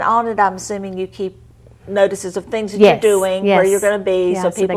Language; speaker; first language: English; native; English